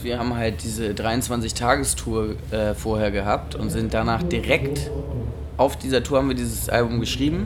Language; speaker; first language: German; native; German